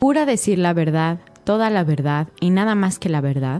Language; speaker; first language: Spanish; native; Spanish